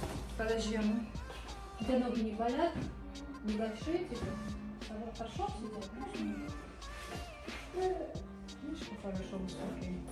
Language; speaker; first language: Russian; native; Russian